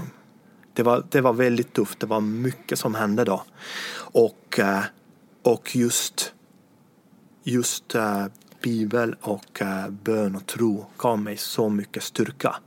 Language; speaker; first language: Swedish; non-native, fluent; Estonian